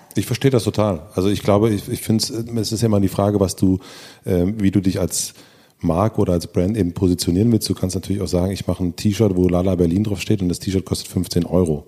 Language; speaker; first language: German; native; German